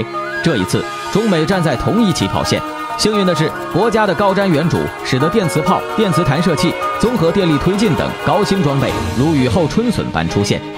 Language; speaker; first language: Chinese; native; Chinese